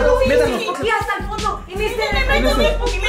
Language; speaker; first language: Spanish; native; Spanish